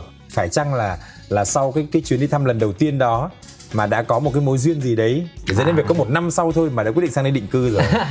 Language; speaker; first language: Vietnamese; native; Vietnamese